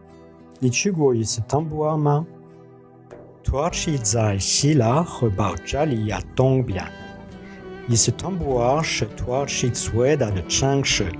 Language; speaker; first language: Chinese; non-native, learner; French